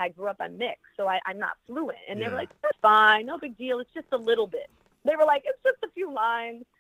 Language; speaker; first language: English; native; English